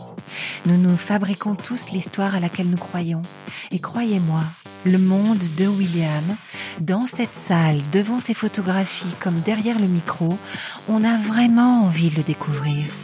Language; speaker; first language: French; native; French